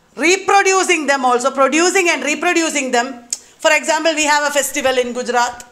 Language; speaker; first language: English; non-native, local second language; Malayalam